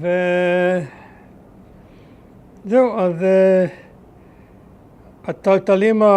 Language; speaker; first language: Hebrew; early bilingual, other home language; German